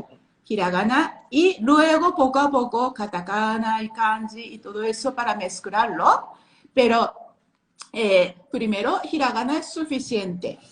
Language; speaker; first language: Spanish; non-native, learner; Japanese